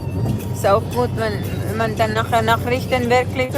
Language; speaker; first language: German; non-native, fluent; Cebuano